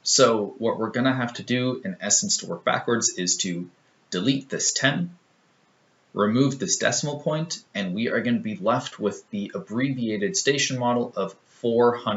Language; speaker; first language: English; native; English